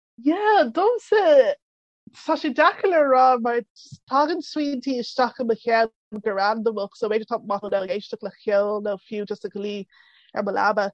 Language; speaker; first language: Irish; early bilingual, other home language; English